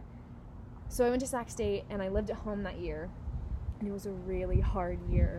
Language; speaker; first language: English; native; English